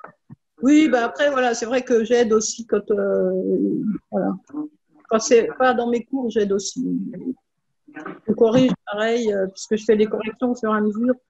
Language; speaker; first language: French; native; French